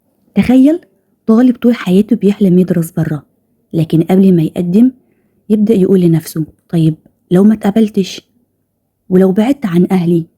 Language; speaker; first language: Arabic; native; Arabic